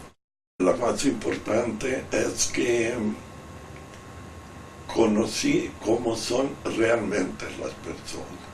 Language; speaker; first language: Spanish; non-native, fluent; Italian